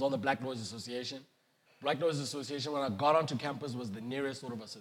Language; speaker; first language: English; non-native, local second language; Southern Sotho